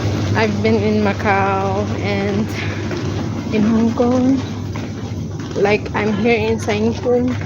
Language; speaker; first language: English; non-native, local second language; Filipino